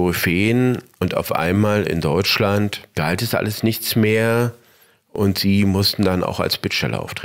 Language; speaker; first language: German; native; German